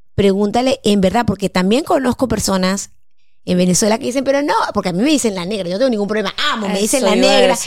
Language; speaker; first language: Spanish; native; Spanish